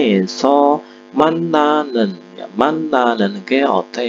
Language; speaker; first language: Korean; non-native, fluent; Indonesian